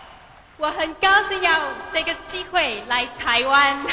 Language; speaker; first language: Chinese; non-native, learner; English